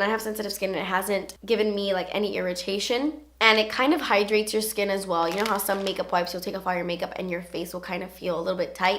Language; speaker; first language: English; native; English